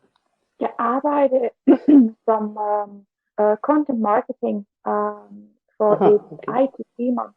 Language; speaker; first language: Danish; non-native, learner; Russian